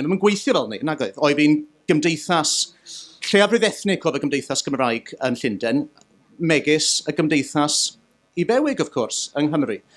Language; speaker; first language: Welsh; native; Welsh